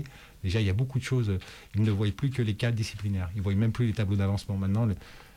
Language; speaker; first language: French; native; French